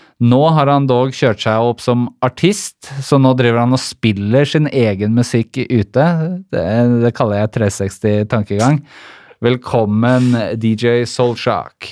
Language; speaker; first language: Norwegian; native; Norwegian